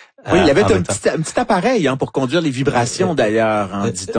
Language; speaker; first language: French; native; French